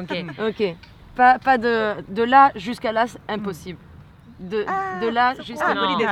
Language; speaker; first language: French; native; French